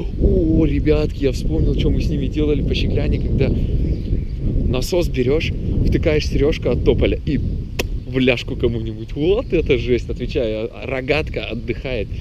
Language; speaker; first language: Russian; early bilingual, heritage; Russian